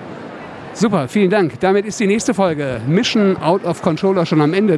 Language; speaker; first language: German; native; German